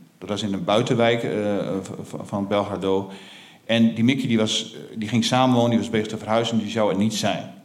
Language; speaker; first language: Dutch; native; Dutch